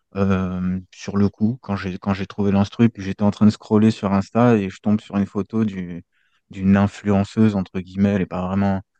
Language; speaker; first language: French; native; French